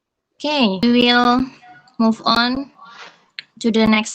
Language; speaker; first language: English; non-native, fluent; Indonesian